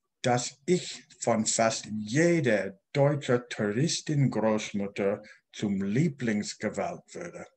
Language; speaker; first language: German; non-native, learner; English